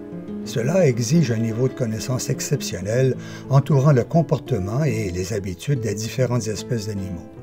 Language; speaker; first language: French; native; French